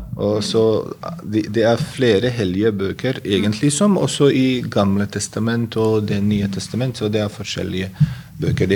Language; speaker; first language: Norwegian; non-native, fluent; Bosnian